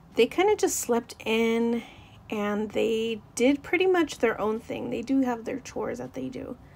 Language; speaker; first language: English; native; English